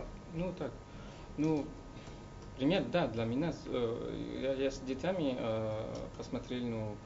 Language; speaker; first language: Russian; non-native, learner; French